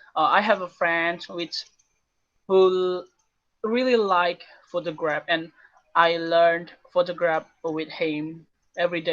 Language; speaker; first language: English; non-native, learner; Indonesian